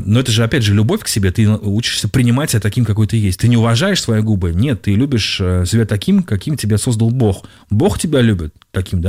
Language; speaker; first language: Russian; native; Russian